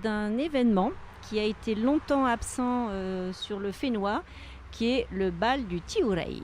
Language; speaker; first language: French; native; French